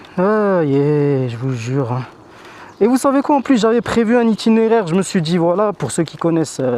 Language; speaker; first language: French; native; French